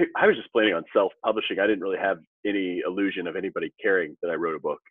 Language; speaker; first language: English; native; English